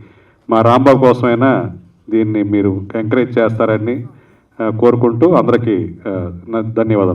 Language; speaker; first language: Telugu; native; Telugu